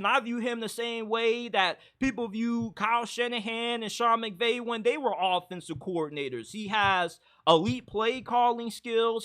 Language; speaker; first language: English; native; English